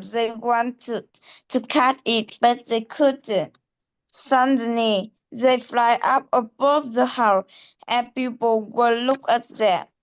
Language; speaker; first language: English; non-native, learner; Vietnamese